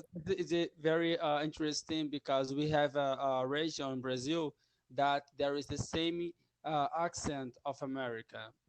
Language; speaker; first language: English; non-native, learner; Portuguese